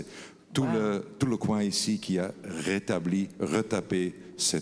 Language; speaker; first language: French; non-native, local second language; Dutch